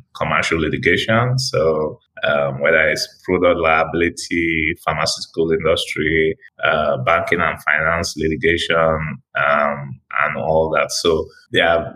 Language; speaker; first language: English; non-native, local second language; Igbo